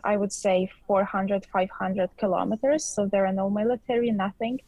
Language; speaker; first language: English; non-native, fluent; Ukrainian